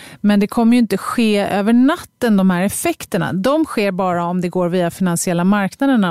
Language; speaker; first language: Swedish; native; Swedish